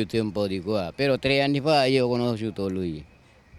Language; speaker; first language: Italian; non-native, learner; Sinhala